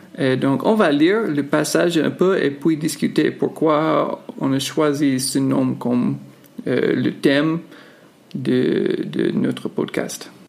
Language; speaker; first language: French; non-native, fluent; English